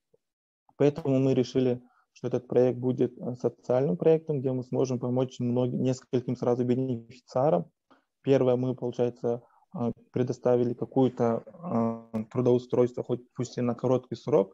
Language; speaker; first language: Russian; native; Russian